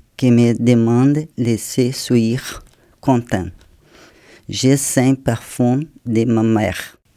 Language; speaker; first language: French; non-native, learner; Portuguese